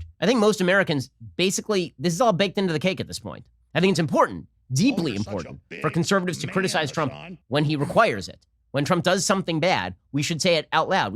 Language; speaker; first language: English; native; English